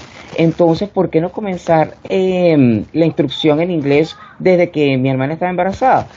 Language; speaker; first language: Spanish; native; Spanish